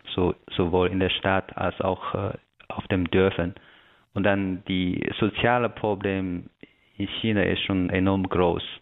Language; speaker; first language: German; non-native, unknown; Chinese